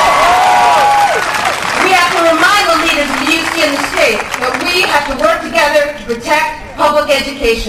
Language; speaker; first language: English; native; English